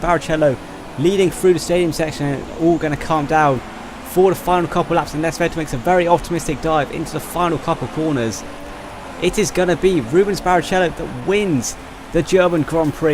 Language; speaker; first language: English; native; English